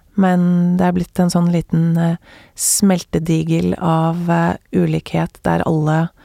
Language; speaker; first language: Norwegian; native; Norwegian